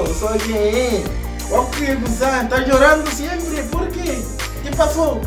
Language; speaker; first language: Spanish; non-native, learner; Haitian Creole